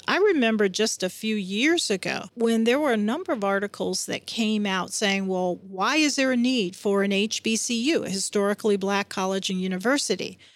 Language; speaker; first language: English; native; English